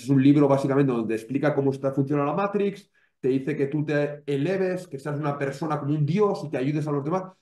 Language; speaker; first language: Spanish; native; Spanish